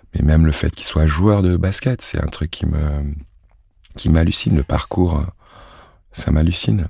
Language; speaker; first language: French; native; French